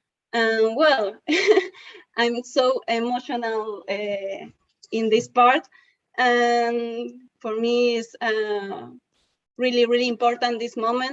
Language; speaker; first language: English; non-native, learner; Spanish